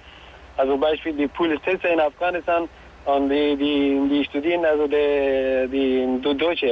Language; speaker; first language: German; non-native, learner; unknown